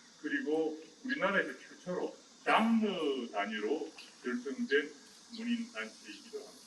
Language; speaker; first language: Korean; native; Korean